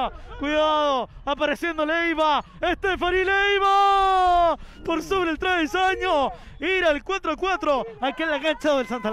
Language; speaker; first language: Spanish; native; Spanish